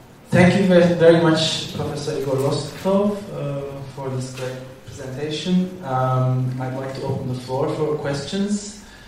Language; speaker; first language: English; non-native, fluent; Turkish